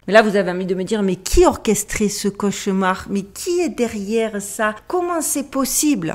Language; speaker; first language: French; native; French